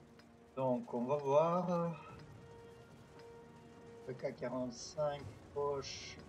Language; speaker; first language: French; non-native, learner; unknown